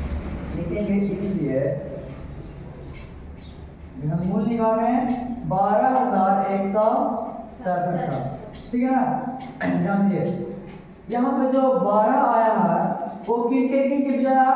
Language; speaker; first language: Hindi; native; Hindi